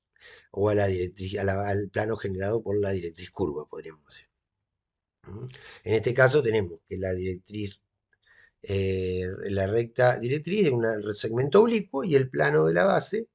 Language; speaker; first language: Spanish; native; Spanish